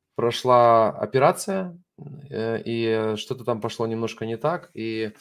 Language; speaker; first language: Russian; non-native, fluent; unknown